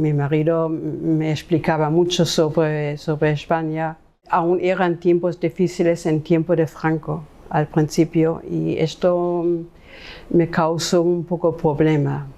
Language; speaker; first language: Spanish; non-native, fluent; German